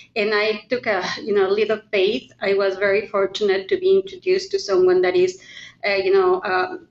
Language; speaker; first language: English; non-native, fluent; Spanish